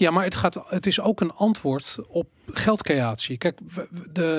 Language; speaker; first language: Dutch; native; Dutch